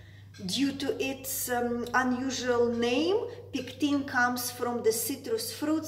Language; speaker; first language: English; non-native, fluent; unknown